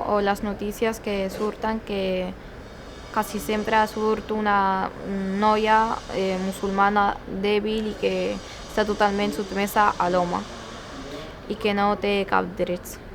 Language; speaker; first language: Catalan; early bilingual, other home language; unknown